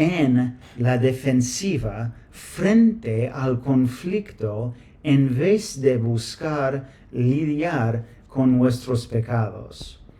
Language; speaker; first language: Spanish; non-native, fluent; English